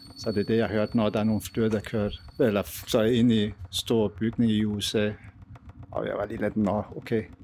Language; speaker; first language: Danish; early bilingual, other home language; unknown